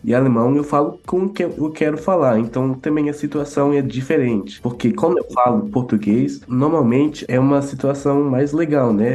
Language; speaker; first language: Portuguese; early bilingual, heritage; Portuguese